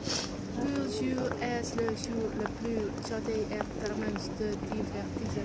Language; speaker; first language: French; non-native, learner; Dutch